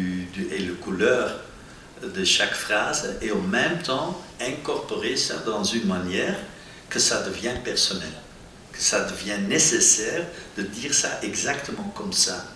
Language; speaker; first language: French; non-native, local second language; Dutch